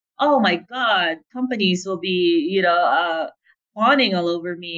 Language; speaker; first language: English; non-native, local second language; Filipino